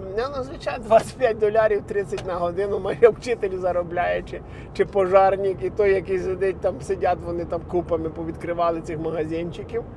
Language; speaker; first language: Ukrainian; native; Ukrainian